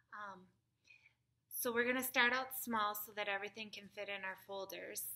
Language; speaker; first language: English; native; English